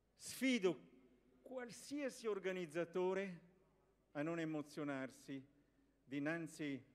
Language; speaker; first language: Italian; native; Italian